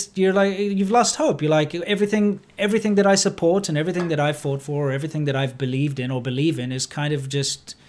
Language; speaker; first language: English; native; English